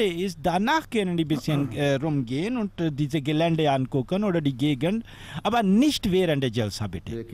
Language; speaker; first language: German; non-native, fluent; Urdu